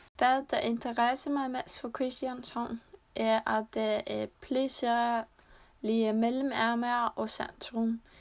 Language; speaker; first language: Danish; non-native, learner; Icelandic